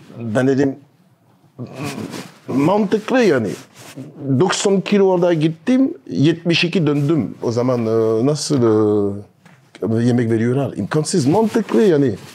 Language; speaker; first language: Turkish; non-native, learner; French